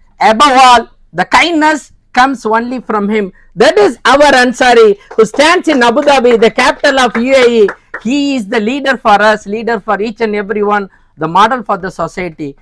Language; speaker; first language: English; non-native, local second language; Tamil